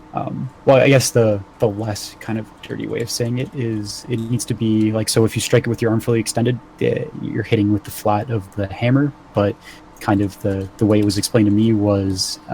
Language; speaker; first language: English; native; English